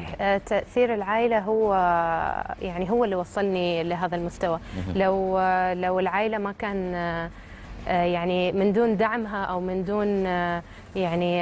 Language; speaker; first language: Arabic; native; Arabic